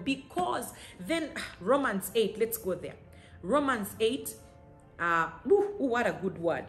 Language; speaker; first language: English; native; English